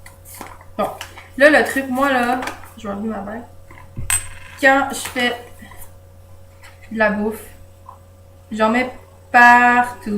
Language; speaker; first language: French; native; French